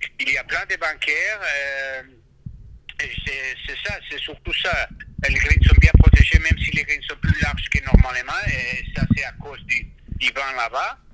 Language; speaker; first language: French; non-native, fluent; Spanish